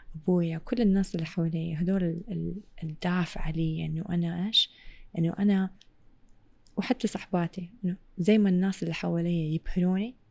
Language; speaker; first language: Arabic; non-native, local second language; English